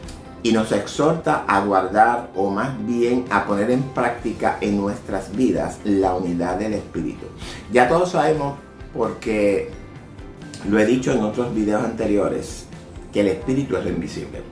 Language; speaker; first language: Spanish; native; Spanish